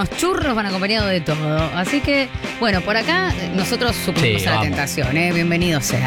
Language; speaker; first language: Spanish; native; Spanish